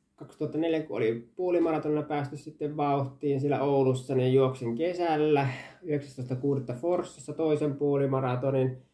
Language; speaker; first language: Finnish; early bilingual, heritage; Finnish